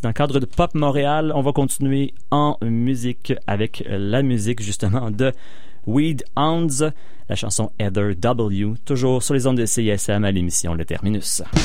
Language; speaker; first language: French; native; French